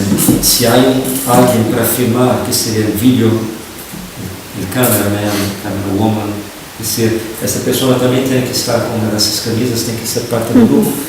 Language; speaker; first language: Spanish; non-native, fluent; Portuguese